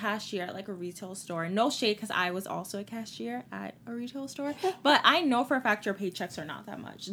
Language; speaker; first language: English; native; English